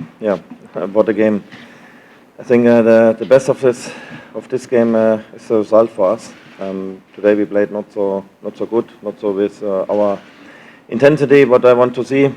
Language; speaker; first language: English; non-native, learner; German